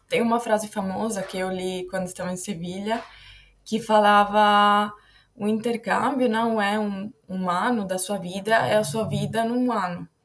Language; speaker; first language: Portuguese; non-native, fluent; Italian